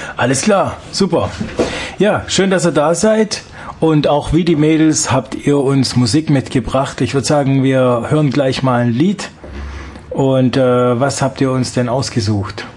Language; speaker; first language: German; native; German